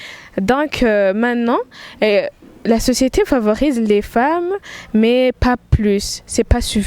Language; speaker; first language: French; non-native, local second language; Rundi